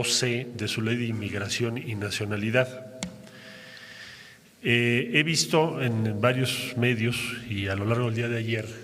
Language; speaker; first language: Spanish; native; Spanish